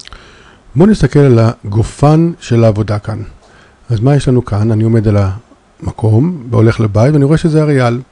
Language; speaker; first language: Hebrew; native; Hebrew